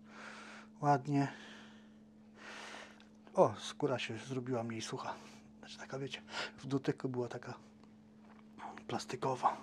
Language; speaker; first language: Polish; native; Polish